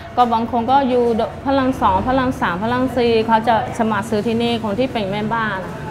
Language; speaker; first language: Thai; non-native, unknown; Karen languages